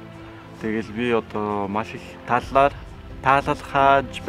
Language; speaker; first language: Mongolian; non-native, learner; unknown